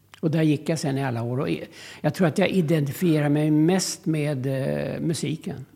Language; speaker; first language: Swedish; early bilingual, other home language; German